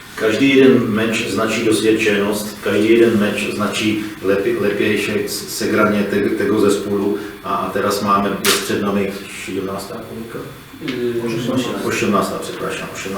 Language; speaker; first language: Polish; non-native, learner; Czech